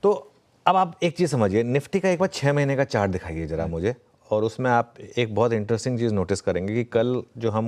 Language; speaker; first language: Hindi; native; Hindi